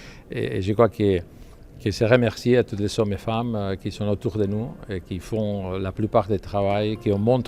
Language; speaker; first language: French; non-native, fluent; Spanish